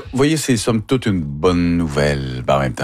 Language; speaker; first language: French; native; French